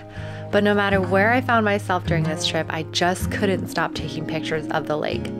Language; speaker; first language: English; native; English